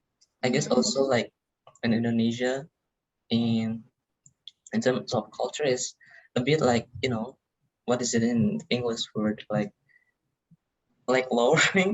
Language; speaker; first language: English; non-native, learner; Indonesian